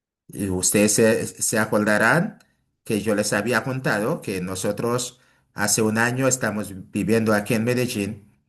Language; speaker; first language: Spanish; non-native, fluent; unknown